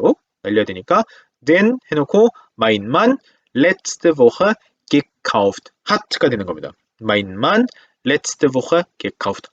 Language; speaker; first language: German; non-native, fluent; Korean